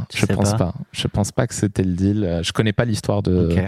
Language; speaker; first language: French; non-native, local second language; Arabic